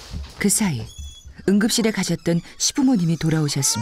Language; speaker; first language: Korean; native; Korean